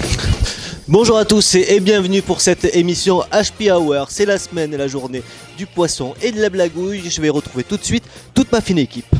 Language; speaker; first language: French; native; French